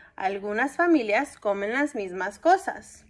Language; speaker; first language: Spanish; early bilingual, heritage; Spanish